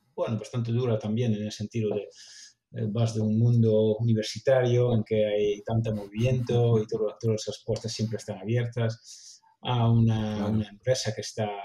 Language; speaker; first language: Spanish; non-native, fluent; Dutch